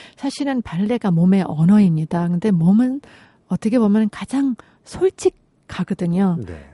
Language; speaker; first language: Korean; native; Korean